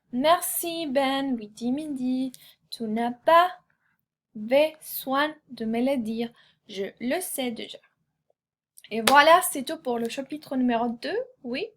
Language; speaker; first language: French; non-native, fluent; Spanish